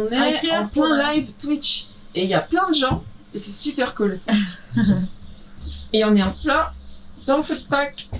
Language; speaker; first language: French; native; French